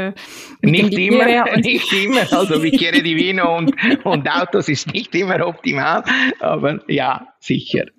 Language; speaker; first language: German; non-native, fluent; Italian